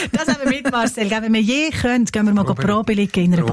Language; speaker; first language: German; native; German